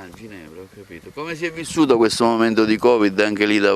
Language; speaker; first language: Italian; native; Italian